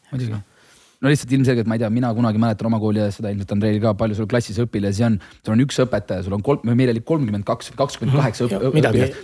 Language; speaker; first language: Estonian; native; Estonian